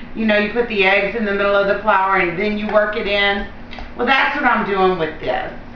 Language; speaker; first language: English; native; English